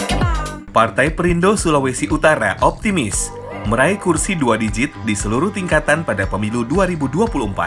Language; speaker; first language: Indonesian; native; Indonesian